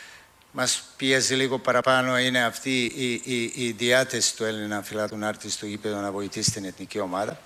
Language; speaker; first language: Greek; non-native, fluent; Serbian